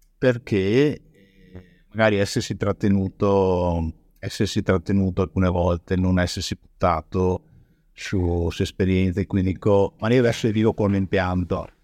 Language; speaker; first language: Italian; native; Italian